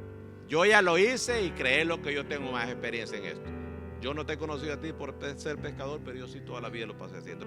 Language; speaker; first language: Spanish; native; Spanish